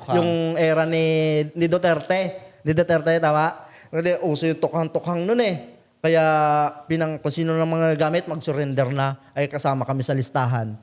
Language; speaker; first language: Filipino; native; Filipino